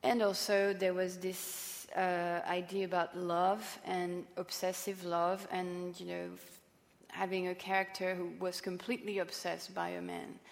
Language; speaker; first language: English; non-native, fluent; French